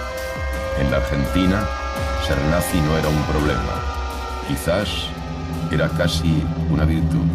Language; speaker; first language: Spanish; native; Spanish